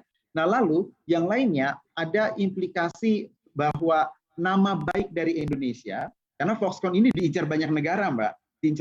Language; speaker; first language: Indonesian; native; Indonesian